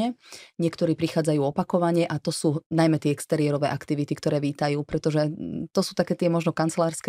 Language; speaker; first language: Slovak; native; Slovak